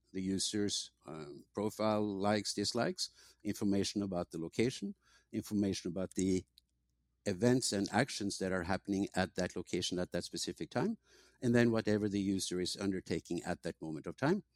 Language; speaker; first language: English; non-native, fluent; Norwegian